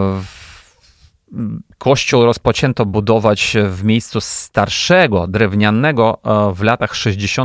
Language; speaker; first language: Polish; non-native, fluent; Ukrainian